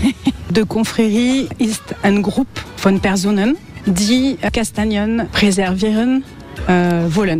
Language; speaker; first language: German; non-native, learner; French